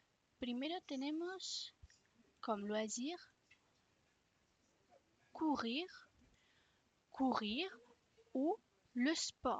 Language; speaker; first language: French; non-native, fluent; Spanish